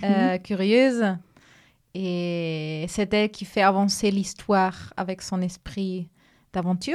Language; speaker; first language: French; non-native, fluent; Spanish